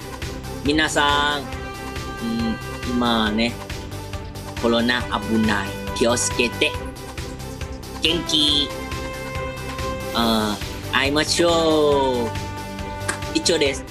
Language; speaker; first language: Japanese; non-native, learner; Thai